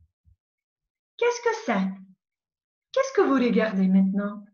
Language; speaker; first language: French; non-native, fluent; Macedonian